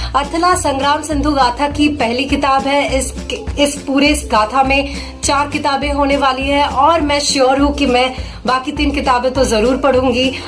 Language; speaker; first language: Hindi; non-native, local second language; Bangla